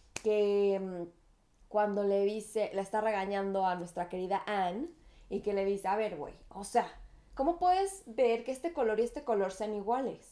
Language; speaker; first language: Spanish; native; Spanish